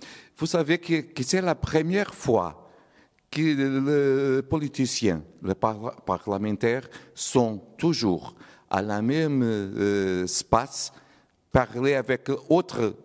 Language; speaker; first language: French; non-native, learner; Portuguese